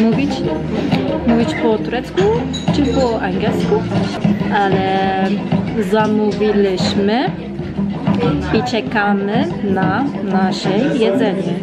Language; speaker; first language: Polish; non-native, learner; Turkish